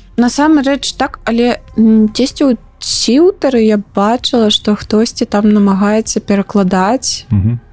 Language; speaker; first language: Belarusian; non-native, local second language; Russian